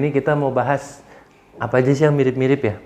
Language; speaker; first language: Indonesian; native; Indonesian